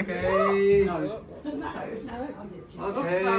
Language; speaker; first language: English; non-native, learner; Japanese